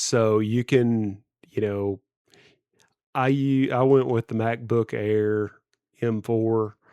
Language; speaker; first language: English; native; English